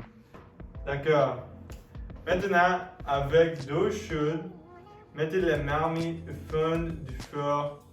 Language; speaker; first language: French; non-native, learner; English